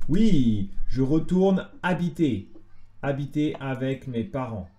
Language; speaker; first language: French; native; French